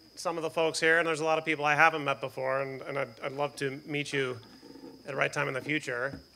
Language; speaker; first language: English; native; English